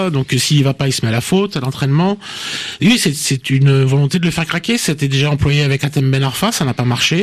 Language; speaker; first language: French; native; French